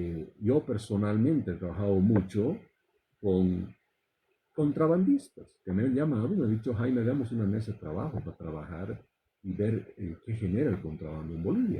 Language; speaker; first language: Spanish; native; Spanish